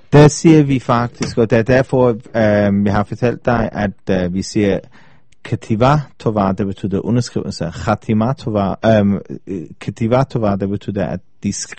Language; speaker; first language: Danish; non-native, fluent; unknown